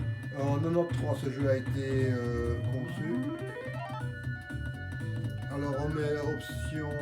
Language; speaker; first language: French; native; French